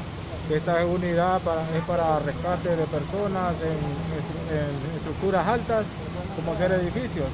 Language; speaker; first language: Spanish; native; Spanish